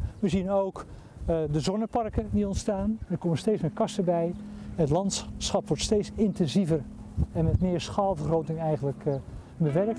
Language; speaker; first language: Dutch; native; Dutch